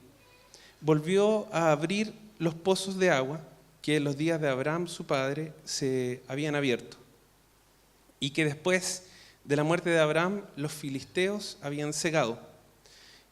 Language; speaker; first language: Spanish; native; Spanish